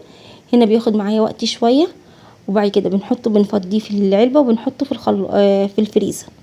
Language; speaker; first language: Arabic; native; Arabic